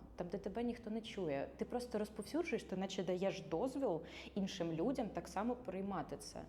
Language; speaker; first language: Ukrainian; non-native, local second language; Russian